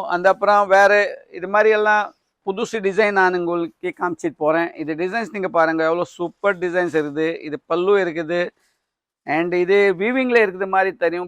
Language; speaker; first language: Tamil; non-native, fluent; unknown